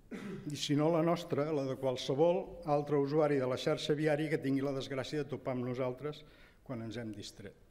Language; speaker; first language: Catalan; native; Catalan